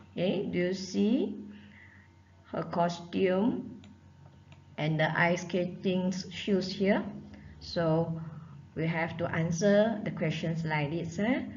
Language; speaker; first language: English; non-native, local second language; Malay